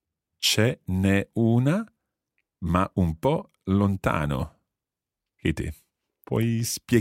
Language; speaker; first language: Italian; non-native, fluent; English